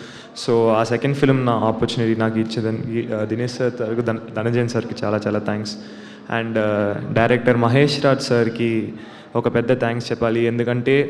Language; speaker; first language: Telugu; non-native, learner; Tamil